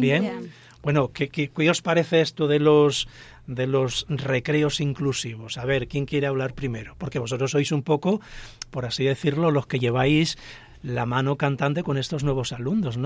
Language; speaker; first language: Spanish; native; Spanish